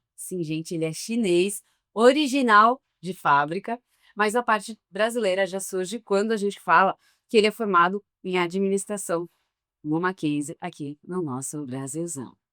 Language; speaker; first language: Portuguese; native; Portuguese